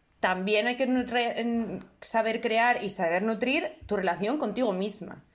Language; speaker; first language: Spanish; native; Spanish